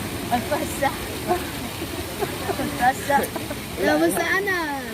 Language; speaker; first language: Arabic; native; Arabic